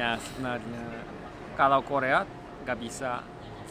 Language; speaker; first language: Indonesian; non-native, learner; Korean